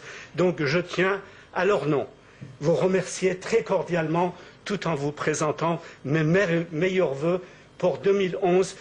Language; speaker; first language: French; native; French